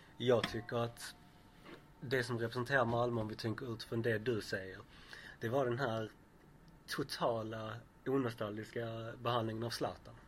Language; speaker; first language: Swedish; native; Swedish